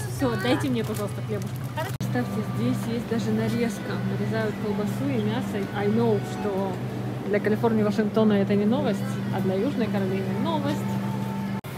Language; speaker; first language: Russian; native; Russian